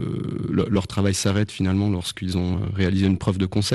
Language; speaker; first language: French; native; French